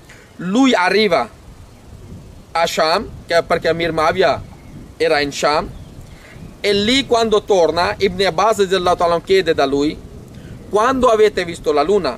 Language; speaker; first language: Italian; non-native, fluent; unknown